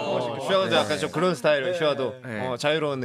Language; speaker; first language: Korean; native; Korean